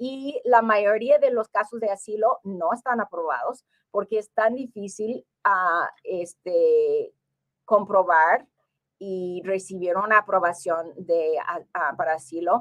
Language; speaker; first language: Spanish; early bilingual, heritage; English